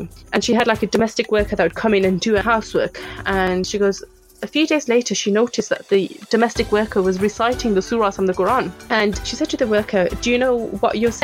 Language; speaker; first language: English; native; English